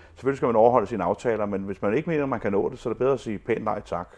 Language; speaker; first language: Danish; native; Danish